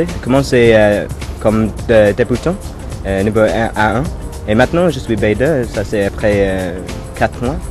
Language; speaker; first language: French; non-native, fluent; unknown